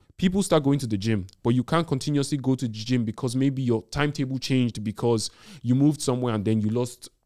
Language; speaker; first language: English; non-native, local second language; Yoruba